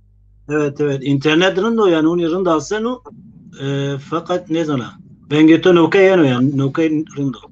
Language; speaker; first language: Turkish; non-native, local second language; Zaza